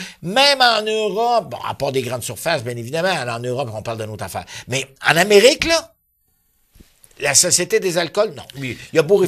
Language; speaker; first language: French; native; French